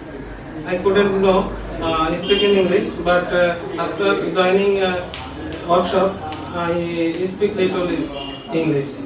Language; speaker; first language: English; non-native, learner; Bangla